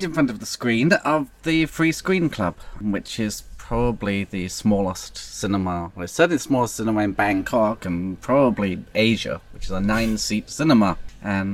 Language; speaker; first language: English; native; English